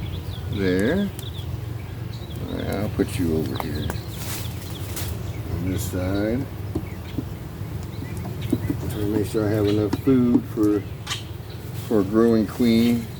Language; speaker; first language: English; native; English